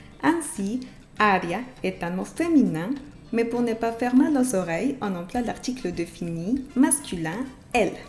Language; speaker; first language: French; non-native, fluent; Spanish